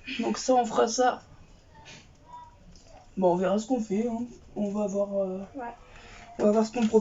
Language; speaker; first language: French; native; French